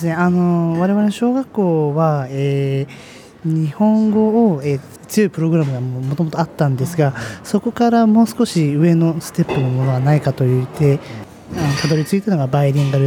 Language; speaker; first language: Japanese; native; Japanese